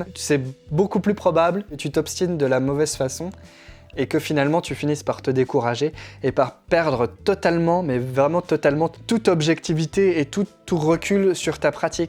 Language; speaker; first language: French; native; French